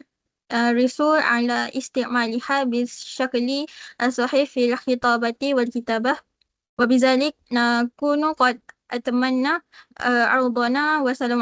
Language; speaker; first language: Arabic; non-native, learner; Malay